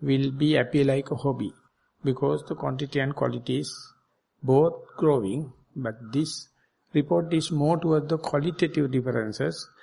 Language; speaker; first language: English; non-native, local second language; Sinhala